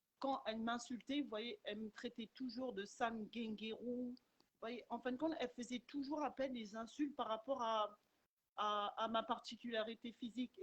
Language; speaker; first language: French; early bilingual, other home language; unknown